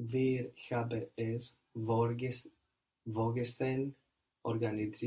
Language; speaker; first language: German; non-native, learner; English